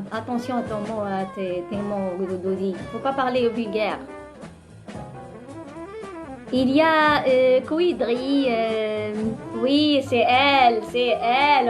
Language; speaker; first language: French; non-native, local second language; Arabic